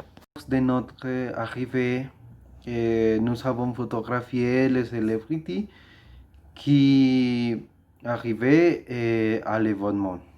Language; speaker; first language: French; non-native, learner; Spanish